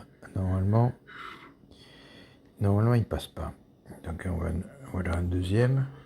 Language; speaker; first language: French; native; French